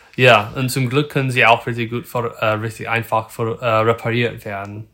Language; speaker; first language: German; non-native, learner; English